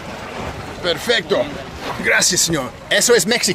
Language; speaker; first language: Spanish; non-native, learner; English